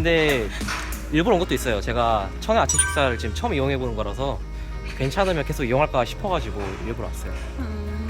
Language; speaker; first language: Korean; native; Korean